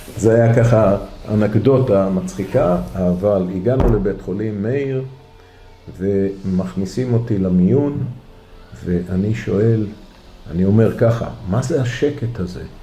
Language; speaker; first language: Hebrew; native; Hebrew